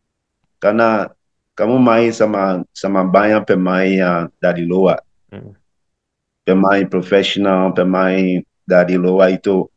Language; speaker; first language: Indonesian; non-native, learner; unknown